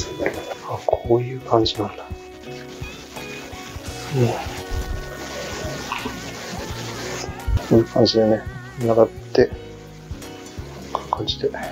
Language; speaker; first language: Japanese; native; Japanese